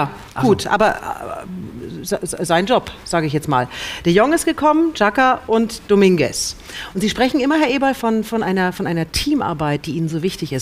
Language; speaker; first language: German; native; German